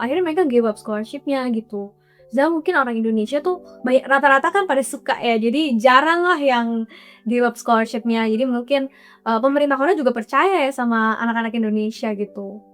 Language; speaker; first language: Indonesian; native; Indonesian